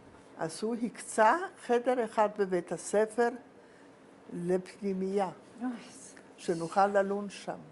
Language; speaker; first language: Hebrew; non-native, fluent; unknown